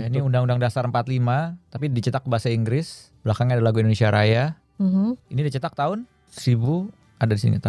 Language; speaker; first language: Indonesian; native; Indonesian